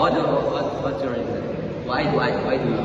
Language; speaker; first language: English; non-native, learner; Indonesian